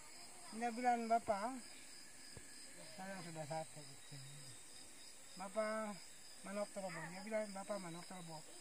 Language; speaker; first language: Indonesian; non-native, local second language; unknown